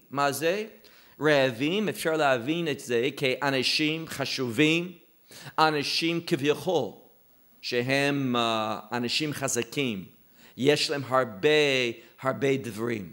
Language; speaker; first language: Hebrew; non-native, fluent; English